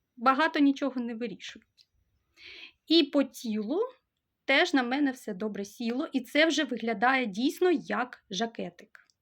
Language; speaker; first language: Ukrainian; non-native, local second language; Russian